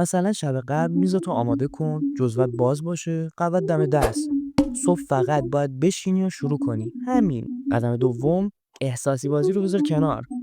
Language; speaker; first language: Persian; native; Persian